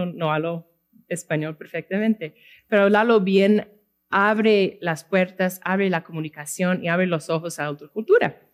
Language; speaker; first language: Spanish; non-native, fluent; English